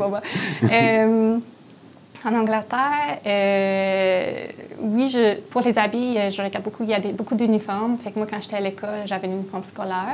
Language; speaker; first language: French; non-native, fluent; English